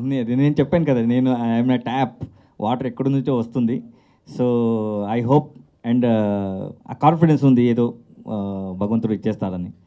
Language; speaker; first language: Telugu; non-native, learner; Kannada